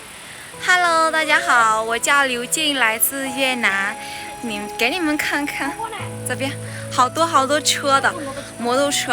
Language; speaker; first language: Chinese; non-native, learner; Vietnamese